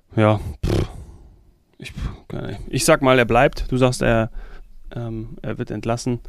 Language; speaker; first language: German; native; German